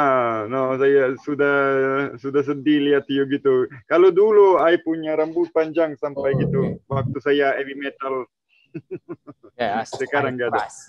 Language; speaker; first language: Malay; non-native, learner; Italian